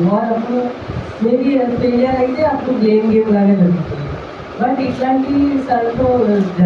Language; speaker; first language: Telugu; non-native, fluent; Hindi